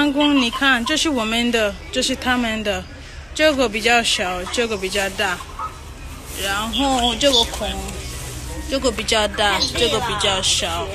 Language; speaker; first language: Chinese; non-native, fluent; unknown